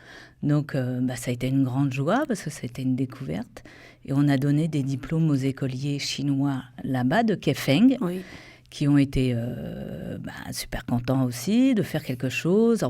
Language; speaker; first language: French; native; French